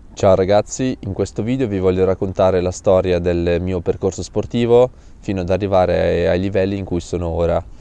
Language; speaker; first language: Italian; early bilingual, other home language; Russian